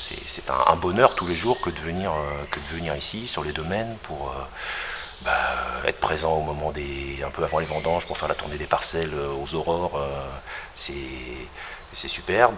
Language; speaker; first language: French; native; French